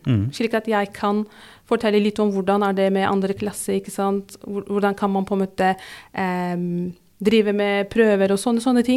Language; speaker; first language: Norwegian; non-native, fluent; Turkish